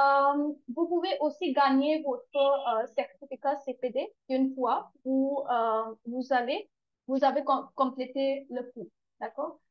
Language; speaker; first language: French; non-native, learner; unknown